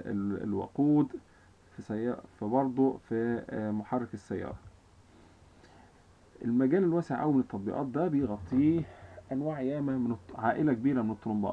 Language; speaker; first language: Arabic; native; Arabic